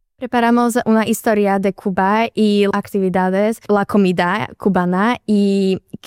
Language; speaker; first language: Spanish; non-native, learner; Slovak